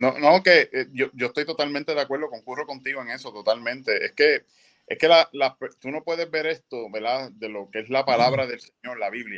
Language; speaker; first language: Spanish; native; Spanish